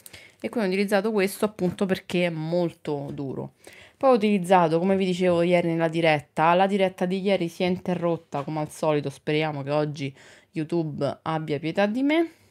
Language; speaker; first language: Italian; native; Italian